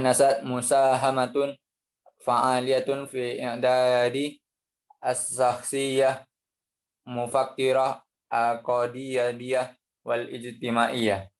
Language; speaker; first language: Arabic; non-native, learner; Indonesian